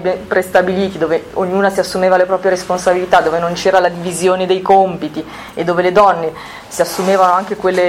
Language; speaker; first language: Italian; native; Italian